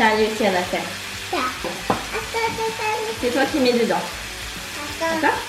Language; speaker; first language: French; native; French